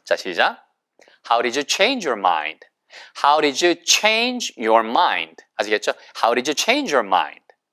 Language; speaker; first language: English; non-native, fluent; Korean